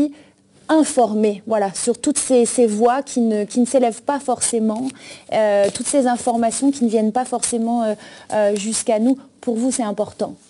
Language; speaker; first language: French; native; French